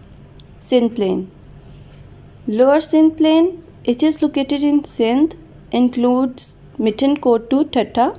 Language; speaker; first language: English; non-native, local second language; Urdu